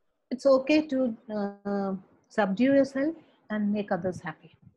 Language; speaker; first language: English; early bilingual, other home language; Hindi